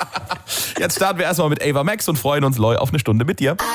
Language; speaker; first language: German; native; German